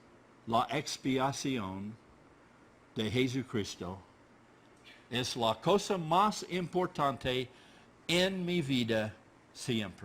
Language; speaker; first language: Spanish; non-native, learner; English